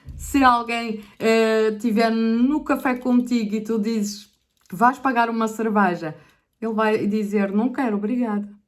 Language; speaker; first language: Portuguese; native; Portuguese